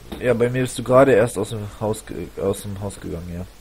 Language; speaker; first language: German; native; German